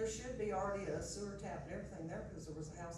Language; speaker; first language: English; native; English